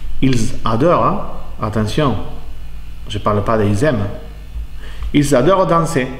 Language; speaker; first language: French; non-native, fluent; Spanish